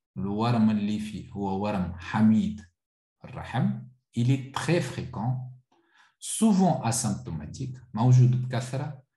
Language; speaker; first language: French; non-native, local second language; Arabic